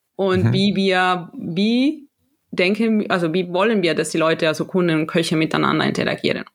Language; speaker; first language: German; non-native, fluent; Spanish